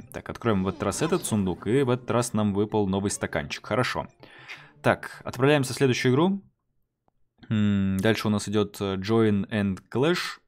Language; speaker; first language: Russian; native; Russian